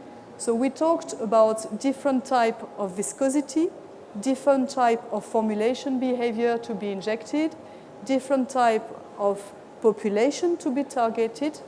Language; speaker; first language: English; non-native, fluent; French